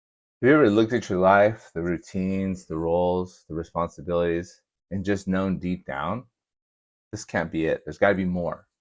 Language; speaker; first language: English; native; English